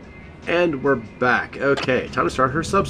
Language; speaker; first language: English; native; English